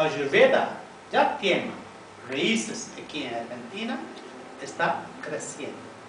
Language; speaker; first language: Spanish; non-native, fluent; Tamil